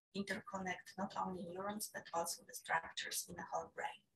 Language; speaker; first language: English; non-native, fluent; Polish